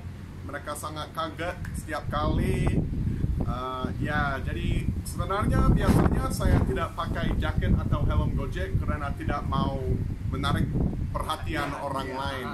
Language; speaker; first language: Indonesian; non-native, fluent; English